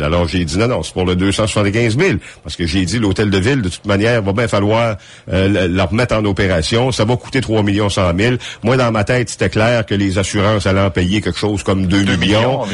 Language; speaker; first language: French; native; French